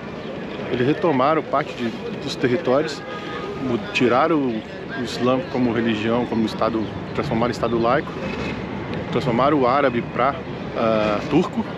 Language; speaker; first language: Portuguese; native; Portuguese